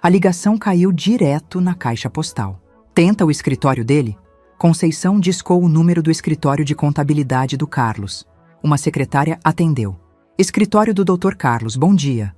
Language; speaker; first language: Portuguese; native; Portuguese